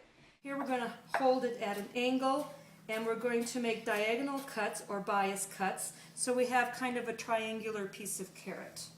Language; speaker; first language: English; native; English